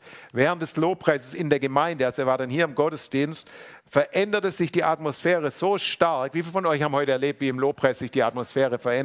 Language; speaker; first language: German; native; German